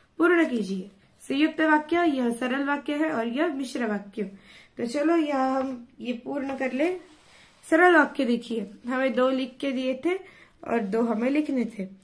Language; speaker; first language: Hindi; non-native, local second language; Marathi